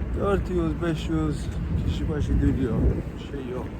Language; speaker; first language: Turkish; non-native, learner; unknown